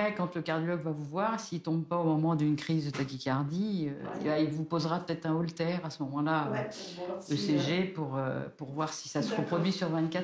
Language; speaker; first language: French; native; French